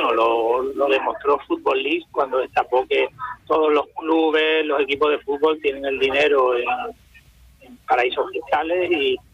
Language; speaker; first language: Spanish; native; Spanish